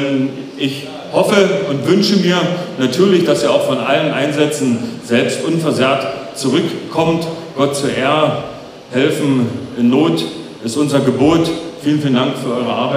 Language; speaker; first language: German; native; German